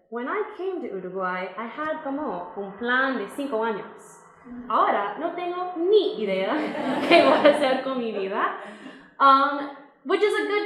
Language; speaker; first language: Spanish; non-native, fluent; English